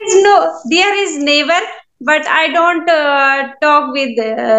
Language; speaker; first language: English; non-native, learner; Hindi